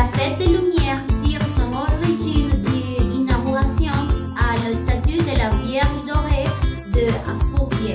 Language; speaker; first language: French; non-native, learner; Spanish